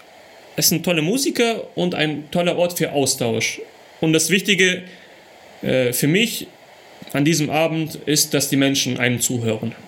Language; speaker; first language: German; early bilingual, other home language; Russian